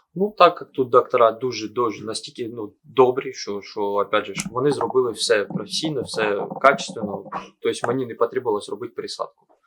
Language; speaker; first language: Ukrainian; non-native, local second language; Russian